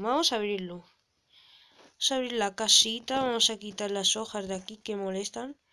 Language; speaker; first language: Spanish; native; Spanish